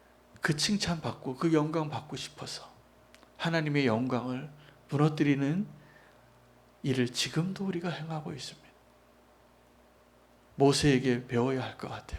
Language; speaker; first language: Korean; native; Korean